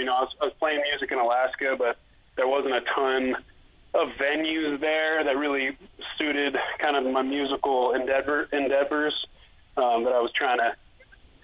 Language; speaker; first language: English; native; English